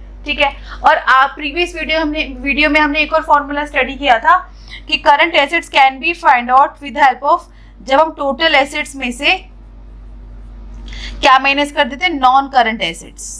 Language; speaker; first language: Hindi; native; Hindi